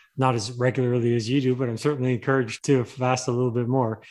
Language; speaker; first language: English; native; English